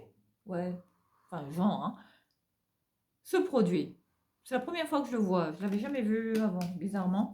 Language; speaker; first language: French; native; French